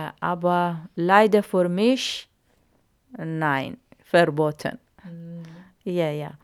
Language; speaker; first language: German; non-native, learner; Arabic